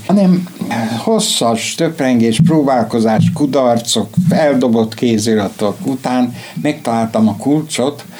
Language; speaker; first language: Hungarian; native; Hungarian